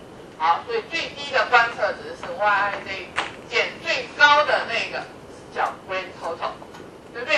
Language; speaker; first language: Chinese; native; Chinese